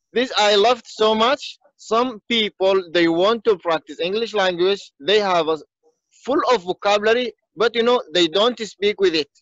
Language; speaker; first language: English; non-native, learner; Arabic